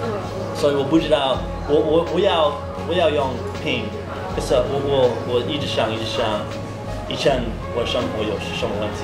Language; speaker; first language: Chinese; non-native, learner; English